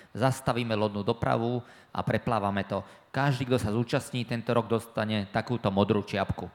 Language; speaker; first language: Slovak; native; Slovak